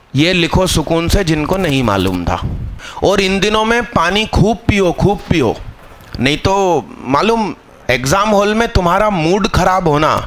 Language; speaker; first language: Hindi; non-native, local second language; Gujarati